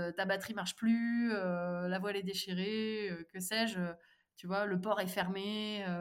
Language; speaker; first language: French; native; French